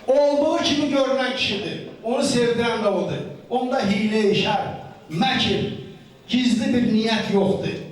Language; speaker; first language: Azerbaijani; native; Azerbaijani